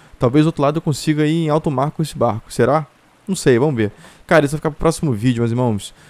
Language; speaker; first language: Portuguese; native; Portuguese